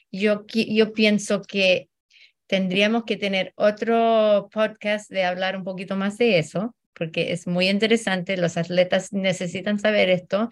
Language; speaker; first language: Spanish; early bilingual, heritage; Spanish